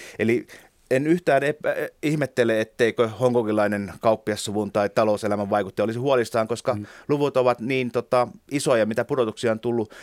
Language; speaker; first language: Finnish; native; Finnish